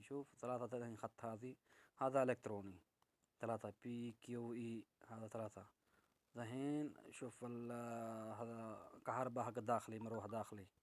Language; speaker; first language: Arabic; non-native, learner; Urdu